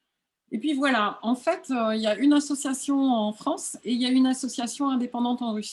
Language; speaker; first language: French; native; French